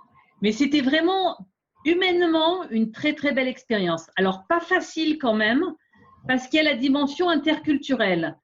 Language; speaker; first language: French; native; French